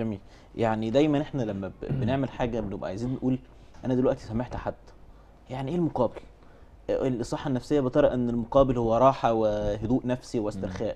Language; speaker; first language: Arabic; native; Arabic